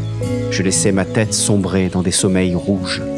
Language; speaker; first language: French; native; French